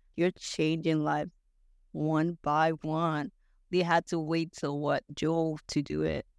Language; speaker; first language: English; non-native, local second language; Yoruba